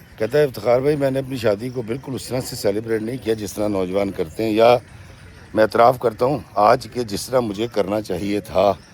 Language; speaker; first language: Urdu; non-native, local second language; Punjabi